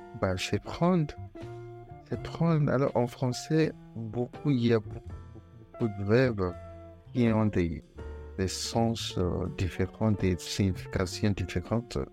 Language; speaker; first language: French; non-native, fluent; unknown